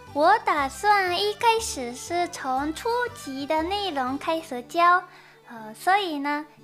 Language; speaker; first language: Chinese; non-native, fluent; Japanese